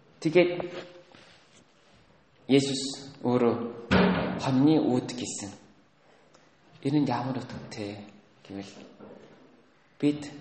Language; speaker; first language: Mongolian; non-native, fluent; Korean